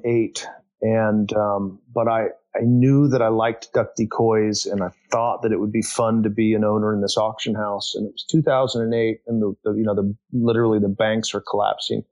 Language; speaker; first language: English; native; English